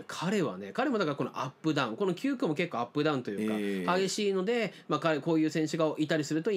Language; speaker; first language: Japanese; native; Japanese